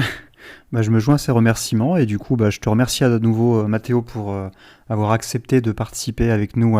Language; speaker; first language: French; native; French